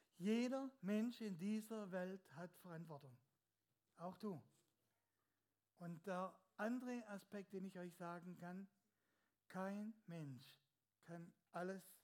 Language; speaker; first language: German; native; German